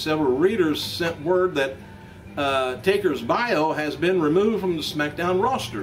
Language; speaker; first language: English; native; English